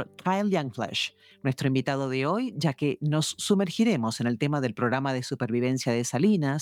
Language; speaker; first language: Spanish; native; Spanish